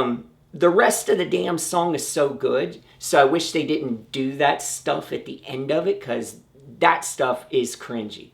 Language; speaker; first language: English; native; English